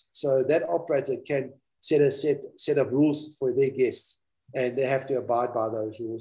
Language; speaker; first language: English; native; English